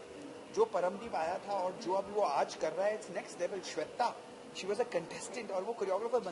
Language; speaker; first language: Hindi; native; Hindi